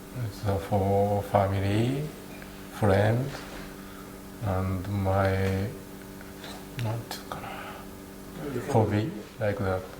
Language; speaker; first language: English; non-native, learner; Japanese